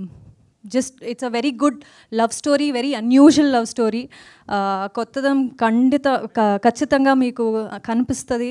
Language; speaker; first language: Telugu; non-native, learner; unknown